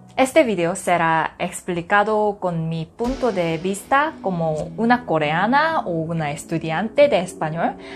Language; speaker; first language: Spanish; non-native, learner; Korean